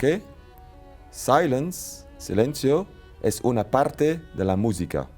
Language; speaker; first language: Spanish; non-native, learner; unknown